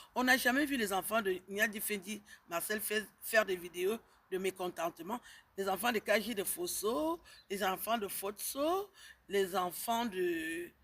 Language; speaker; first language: French; native; French